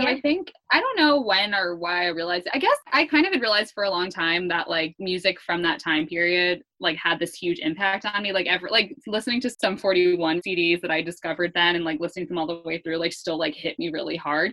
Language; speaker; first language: English; native; English